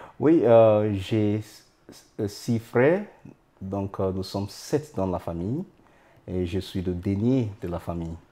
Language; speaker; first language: French; non-native, fluent; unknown